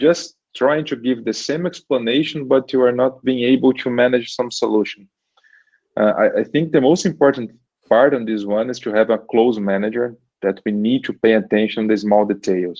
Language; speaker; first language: English; non-native, fluent; Portuguese